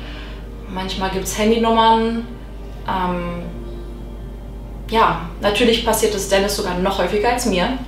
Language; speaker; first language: German; native; German